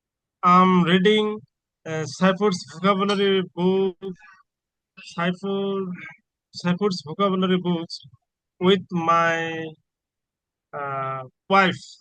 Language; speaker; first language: English; non-native, learner; Bangla